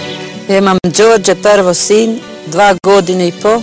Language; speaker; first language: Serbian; non-native, learner; Albanian